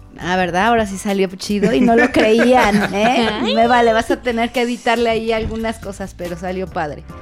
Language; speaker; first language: Spanish; native; Spanish